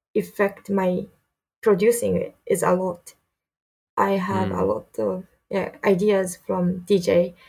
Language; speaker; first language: English; non-native, learner; Japanese